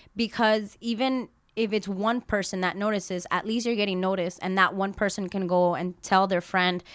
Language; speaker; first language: English; early bilingual, other home language; Spanish